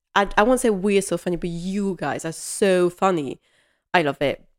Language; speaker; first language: English; non-native, fluent; French